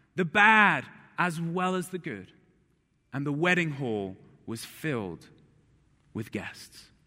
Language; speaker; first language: English; native; English